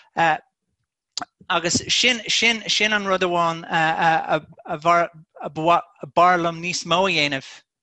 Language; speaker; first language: Irish; non-native, local second language; English